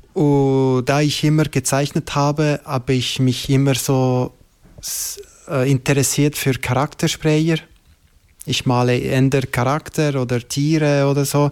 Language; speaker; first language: German; non-native, local second language; French